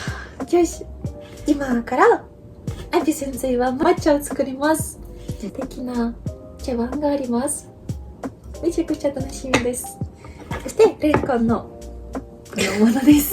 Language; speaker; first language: Japanese; non-native, learner; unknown